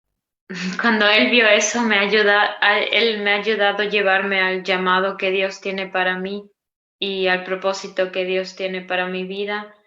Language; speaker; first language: Spanish; non-native, learner; Romanian